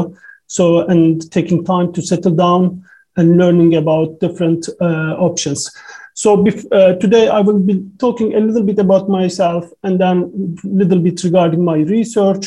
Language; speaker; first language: English; non-native, fluent; Turkish